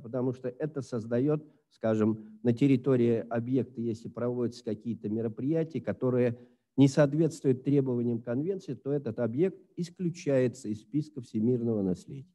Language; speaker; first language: Russian; native; Russian